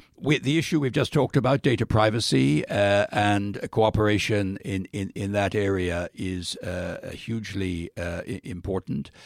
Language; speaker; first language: English; native; English